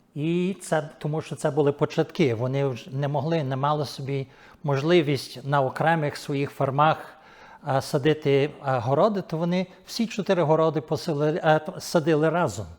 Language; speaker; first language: Ukrainian; early bilingual, heritage; Ukrainian